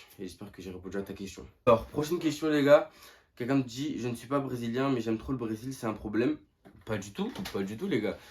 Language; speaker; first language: French; early bilingual, other home language; Portuguese